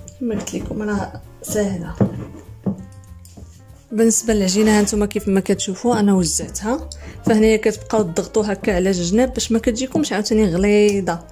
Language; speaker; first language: Arabic; native; Arabic